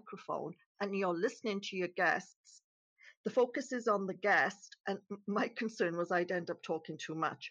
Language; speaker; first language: English; native; English